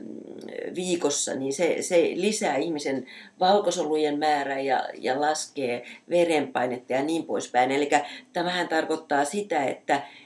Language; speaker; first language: Finnish; native; Finnish